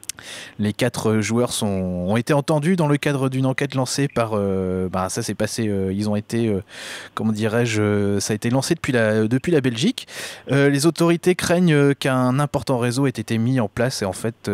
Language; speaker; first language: French; native; French